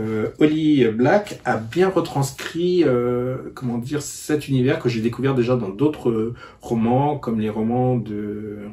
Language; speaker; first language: French; native; French